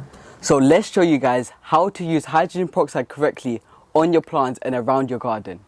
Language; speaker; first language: English; early bilingual, other home language; Bangla